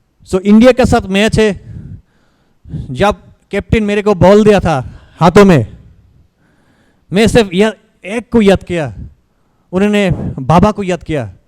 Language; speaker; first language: Hindi; non-native, learner; Bangla